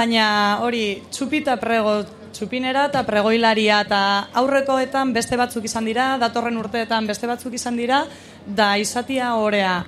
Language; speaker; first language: Basque; native; Basque